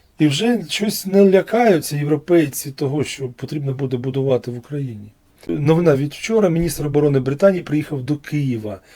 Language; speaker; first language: Ukrainian; non-native, local second language; Russian